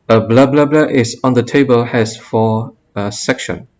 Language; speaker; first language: English; non-native, fluent; Indonesian